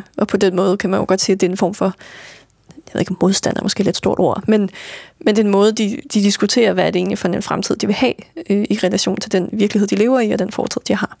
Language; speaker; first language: Danish; native; Danish